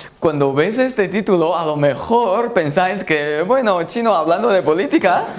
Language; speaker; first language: Spanish; non-native, fluent; Chinese